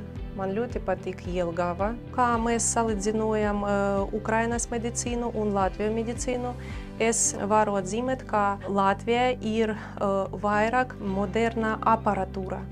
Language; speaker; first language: Latvian; non-native, fluent; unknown